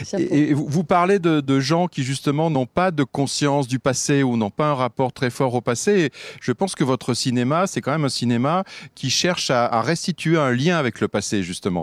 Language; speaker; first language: French; native; French